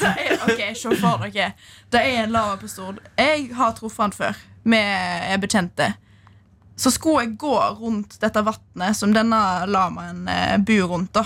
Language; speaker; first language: Norwegian; native; Norwegian